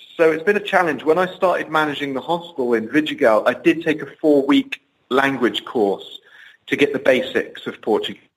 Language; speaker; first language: English; native; English